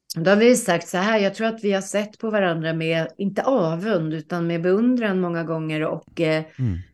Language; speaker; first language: Swedish; native; Swedish